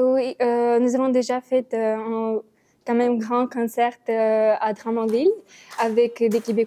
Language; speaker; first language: French; non-native, learner; Ukrainian